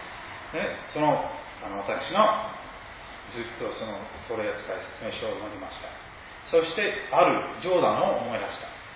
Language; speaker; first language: Japanese; non-native, fluent; English